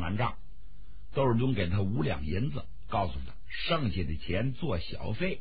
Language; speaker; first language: Chinese; native; Chinese